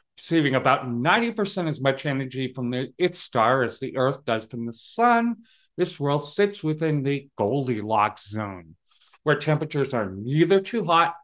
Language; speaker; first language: English; native; English